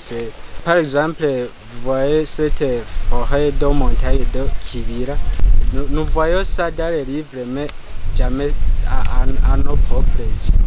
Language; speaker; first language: French; non-native, local second language; Rundi